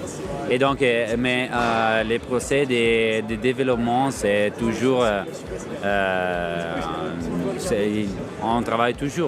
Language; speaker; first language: French; non-native, fluent; Italian